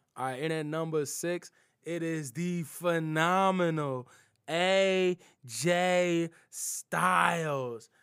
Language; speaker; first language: English; native; English